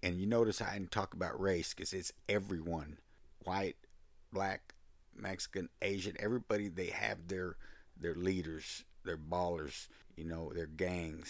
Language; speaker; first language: English; early bilingual, other home language; Spanish